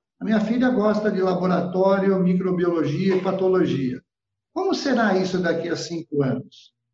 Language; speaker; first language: Portuguese; early bilingual, other home language; Italian